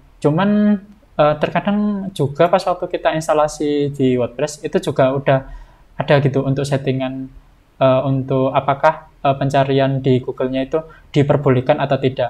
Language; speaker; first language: Indonesian; native; Indonesian